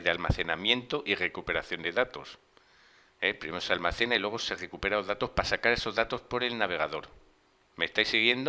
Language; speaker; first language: Spanish; native; Spanish